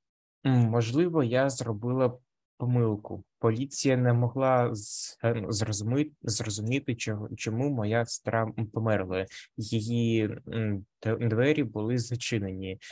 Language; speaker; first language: Ukrainian; native; Ukrainian